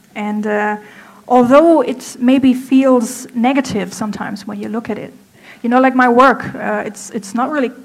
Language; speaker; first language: English; non-native, fluent; German